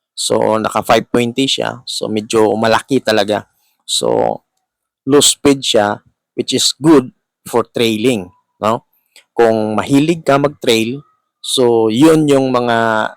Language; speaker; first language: Filipino; non-native, local second language; Hiligaynon